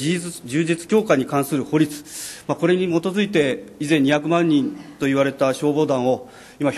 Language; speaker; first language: Japanese; native; Japanese